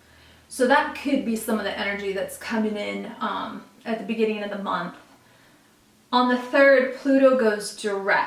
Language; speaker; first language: English; native; English